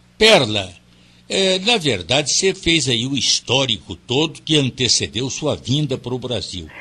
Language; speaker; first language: Portuguese; native; Portuguese